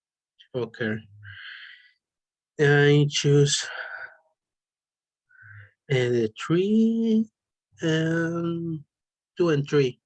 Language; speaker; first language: English; non-native, learner; Spanish